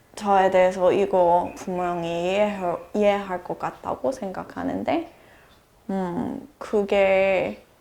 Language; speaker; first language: Korean; non-native, fluent; English